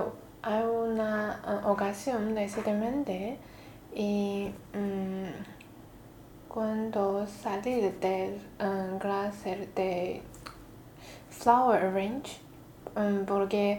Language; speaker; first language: Spanish; non-native, learner; Chinese